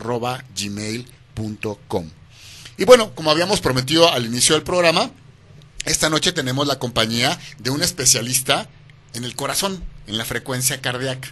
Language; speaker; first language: Spanish; native; Spanish